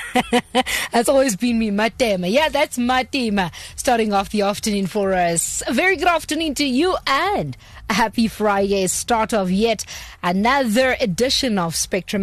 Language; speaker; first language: English; non-native, local second language; Xhosa